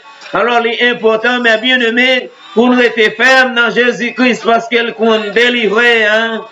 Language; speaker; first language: French; non-native, local second language; Haitian Creole